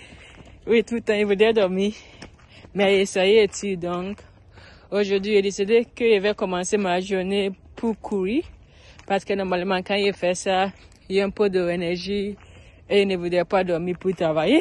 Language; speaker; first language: French; non-native, learner; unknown